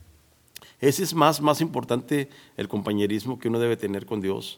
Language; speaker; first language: Spanish; native; Spanish